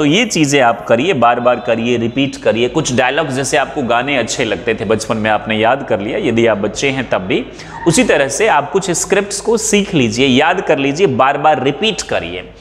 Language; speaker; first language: Hindi; non-native, local second language; Maithili